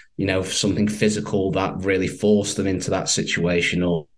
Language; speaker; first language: English; native; English